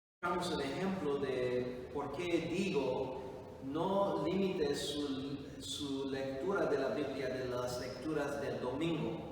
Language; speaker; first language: Spanish; non-native, fluent; English